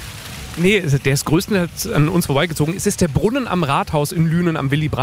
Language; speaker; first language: German; native; German